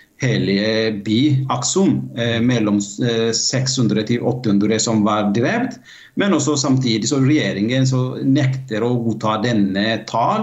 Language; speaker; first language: Norwegian; non-native, fluent; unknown